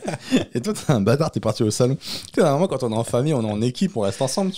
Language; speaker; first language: French; native; French